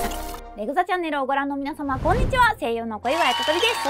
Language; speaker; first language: Japanese; native; Japanese